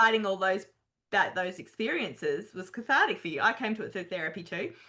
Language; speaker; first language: English; native; English